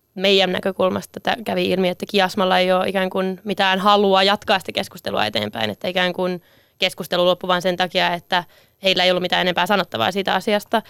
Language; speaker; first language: Finnish; native; Finnish